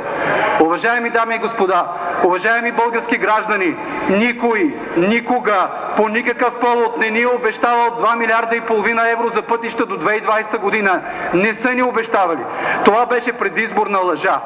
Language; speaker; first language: Bulgarian; native; Bulgarian